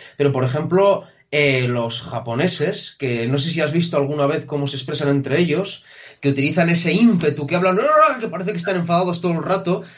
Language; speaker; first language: Spanish; native; Spanish